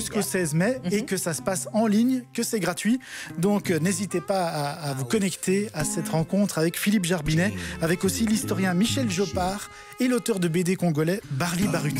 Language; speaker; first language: French; native; French